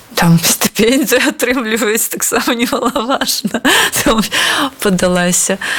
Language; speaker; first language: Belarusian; non-native, local second language; Russian